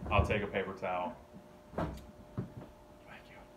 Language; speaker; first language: English; native; English